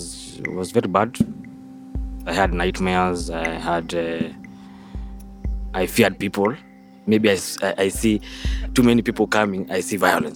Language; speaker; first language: English; non-native, local second language; Swahili